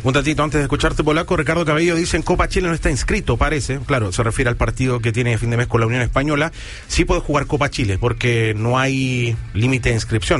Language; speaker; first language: Spanish; native; Spanish